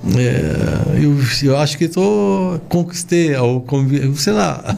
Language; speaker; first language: Portuguese; non-native, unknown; Arabic